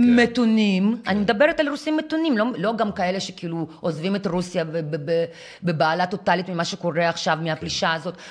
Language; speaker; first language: Hebrew; non-native, fluent; Ukrainian